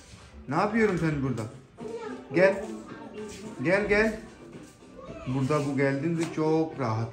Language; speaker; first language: Turkish; non-native, learner; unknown